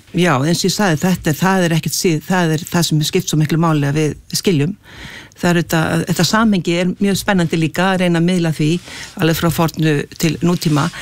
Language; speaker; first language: Icelandic; native; Icelandic